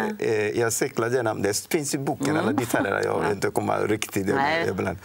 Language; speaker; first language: Swedish; non-native, fluent; Odia